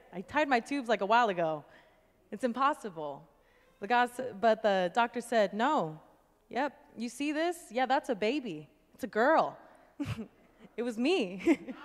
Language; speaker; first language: English; native; English